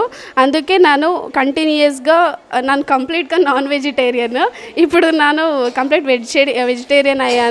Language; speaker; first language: Telugu; non-native, learner; Kannada